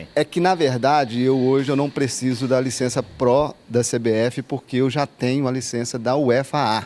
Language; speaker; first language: Portuguese; native; Portuguese